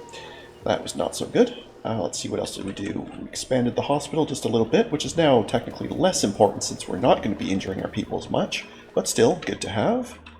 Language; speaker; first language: English; native; English